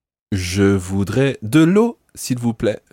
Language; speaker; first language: French; non-native, fluent; English